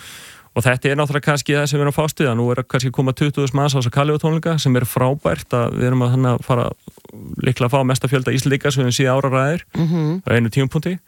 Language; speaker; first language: Icelandic; native; Icelandic